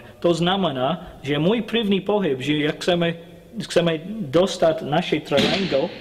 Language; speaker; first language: Czech; non-native, learner; English